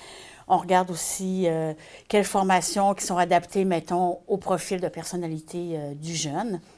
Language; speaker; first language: French; native; French